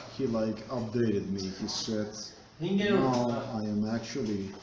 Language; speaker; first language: English; non-native, fluent; Slovenian